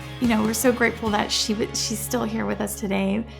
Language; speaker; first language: English; native; English